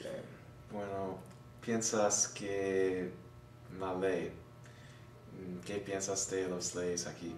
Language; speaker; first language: Spanish; non-native, learner; English